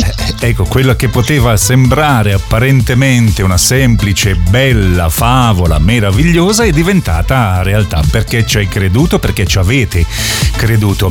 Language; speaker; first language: Italian; native; Italian